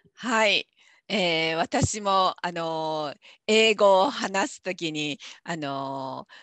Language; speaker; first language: Japanese; native; Japanese